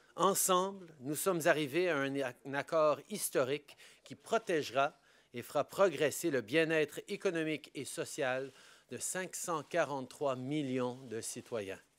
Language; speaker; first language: French; native; French